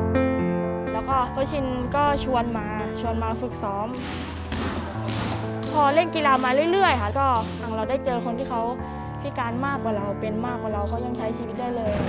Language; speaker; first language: Thai; native; Thai